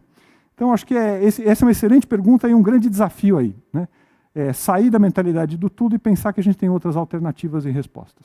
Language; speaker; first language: Portuguese; native; Portuguese